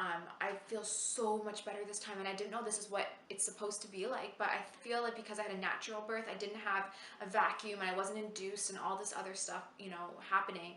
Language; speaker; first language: English; native; English